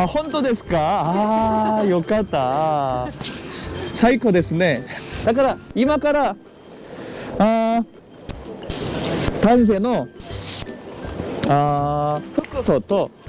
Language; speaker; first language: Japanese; non-native, learner; Korean